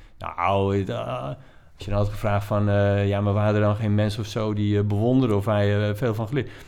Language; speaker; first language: Dutch; native; Dutch